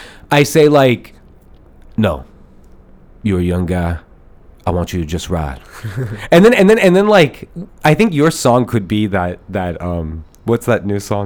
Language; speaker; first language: English; early bilingual, other home language; Persian